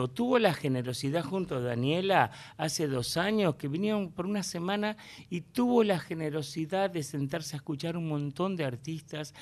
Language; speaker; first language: Spanish; native; Spanish